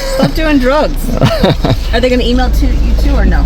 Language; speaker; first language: English; native; English